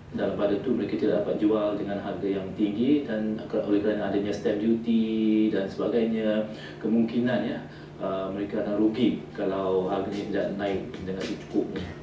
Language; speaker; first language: Malay; native; Malay